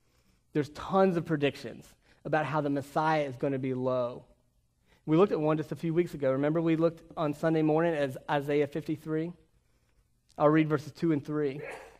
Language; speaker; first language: English; native; English